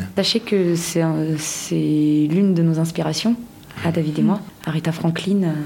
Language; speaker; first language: French; non-native, local second language; Malagasy